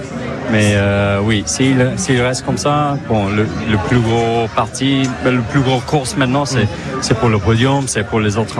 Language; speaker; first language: French; non-native, fluent; English